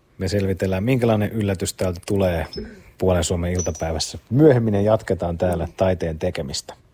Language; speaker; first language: Finnish; native; Finnish